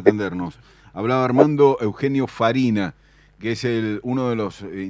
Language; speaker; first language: Spanish; native; Spanish